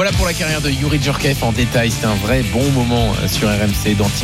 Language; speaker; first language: French; native; French